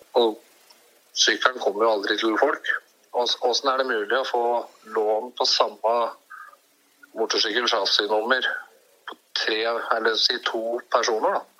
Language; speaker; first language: Norwegian; native; Norwegian